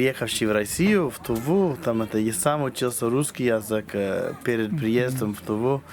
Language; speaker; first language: Russian; non-native, fluent; English